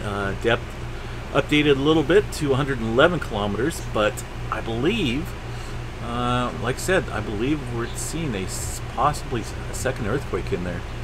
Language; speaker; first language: English; native; English